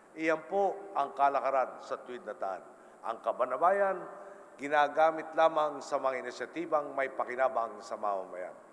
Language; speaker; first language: Filipino; native; Filipino